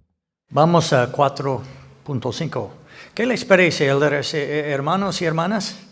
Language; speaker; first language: Spanish; non-native, fluent; English